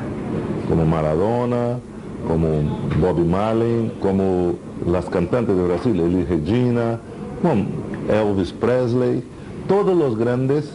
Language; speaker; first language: Spanish; non-native, fluent; Portuguese